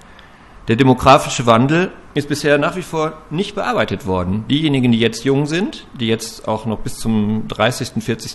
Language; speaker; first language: German; native; German